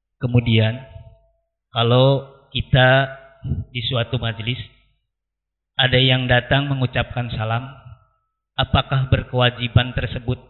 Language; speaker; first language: Indonesian; native; Indonesian